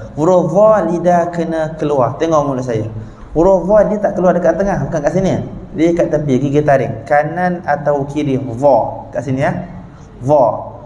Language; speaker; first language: Malay; native; Malay